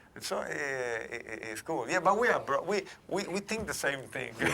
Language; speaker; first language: English; non-native, fluent; Italian